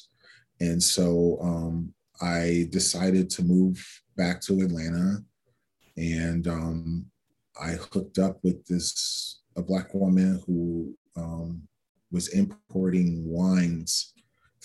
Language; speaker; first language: English; native; English